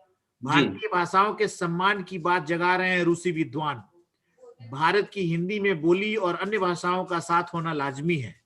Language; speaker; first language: Hindi; native; Hindi